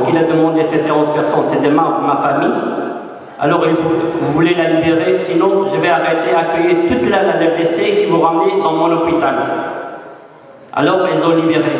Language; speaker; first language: French; non-native, fluent; Arabic